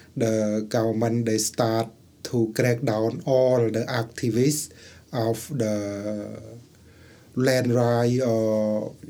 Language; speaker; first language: English; non-native, learner; Khmer